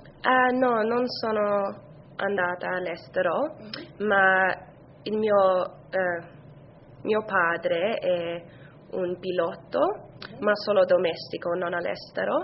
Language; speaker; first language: Italian; non-native, learner; English